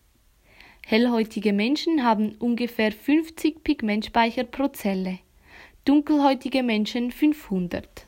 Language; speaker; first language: German; native; German